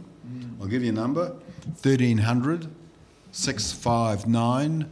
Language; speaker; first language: English; non-native, local second language; Limburgish